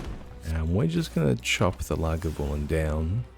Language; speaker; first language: English; native; English